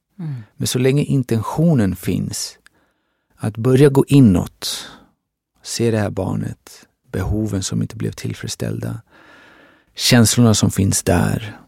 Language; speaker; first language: Swedish; early bilingual, other home language; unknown